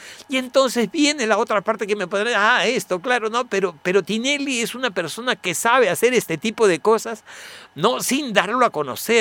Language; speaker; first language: Spanish; native; Spanish